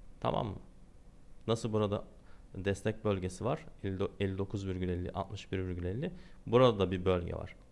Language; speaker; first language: Turkish; native; Turkish